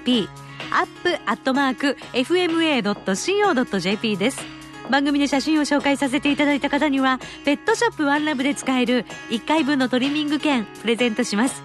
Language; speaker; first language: Japanese; native; Japanese